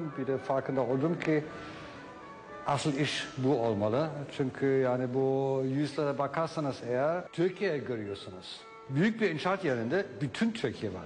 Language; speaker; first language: Turkish; non-native, fluent; German